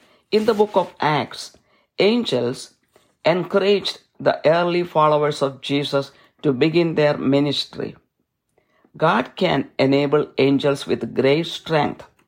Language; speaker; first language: English; non-native, local second language; Malayalam